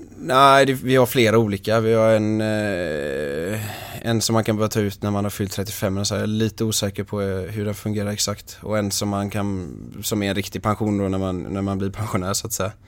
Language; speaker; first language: Swedish; native; Swedish